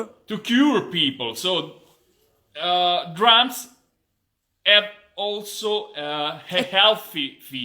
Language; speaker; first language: English; non-native, fluent; Italian